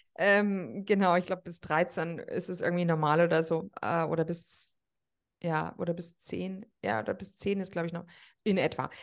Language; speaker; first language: German; native; German